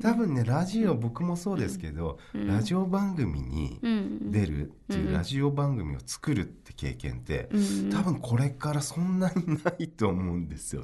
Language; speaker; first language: Japanese; native; Japanese